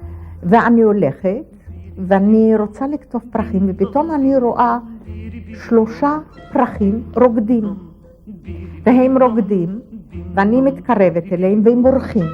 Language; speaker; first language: Hebrew; non-native, fluent; Polish